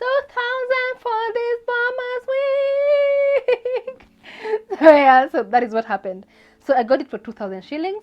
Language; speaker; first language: English; non-native, local second language; Swahili